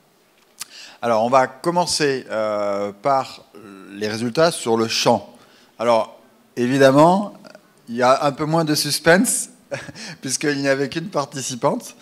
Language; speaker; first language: French; native; French